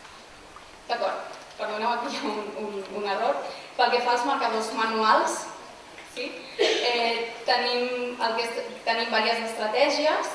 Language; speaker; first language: Catalan; native; Catalan